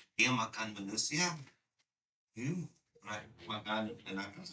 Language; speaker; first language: Indonesian; non-native, learner; English